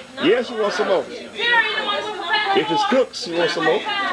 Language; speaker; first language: English; native; English